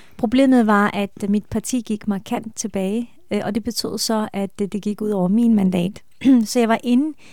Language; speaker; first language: Danish; early bilingual, other home language; Turkish